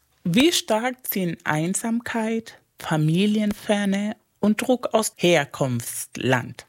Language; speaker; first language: German; non-native, fluent; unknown